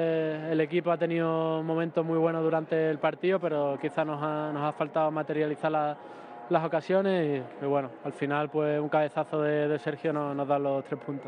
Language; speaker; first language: Spanish; native; Spanish